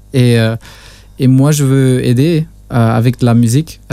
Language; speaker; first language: French; non-native, local second language; Luxembourgish